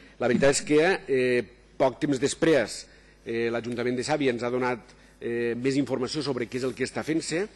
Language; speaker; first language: Catalan; native; Catalan